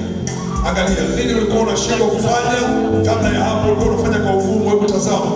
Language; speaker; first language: Swahili; native; Swahili